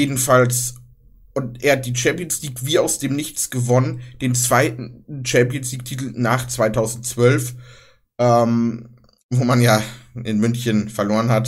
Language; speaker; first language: German; native; German